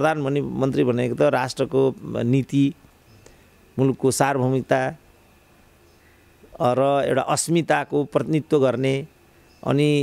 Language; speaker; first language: Nepali; native; Nepali